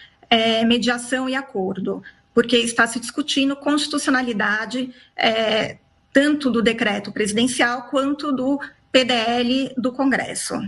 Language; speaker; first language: Portuguese; native; Portuguese